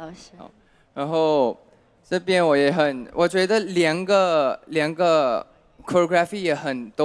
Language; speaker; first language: Chinese; non-native, fluent; Thai